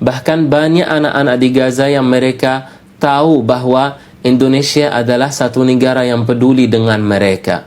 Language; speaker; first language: Indonesian; non-native, fluent; Arabic